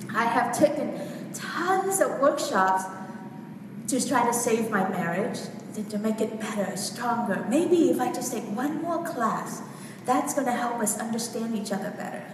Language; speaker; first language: English; non-native, fluent; Vietnamese